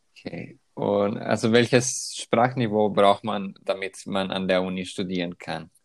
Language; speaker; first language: German; non-native, fluent; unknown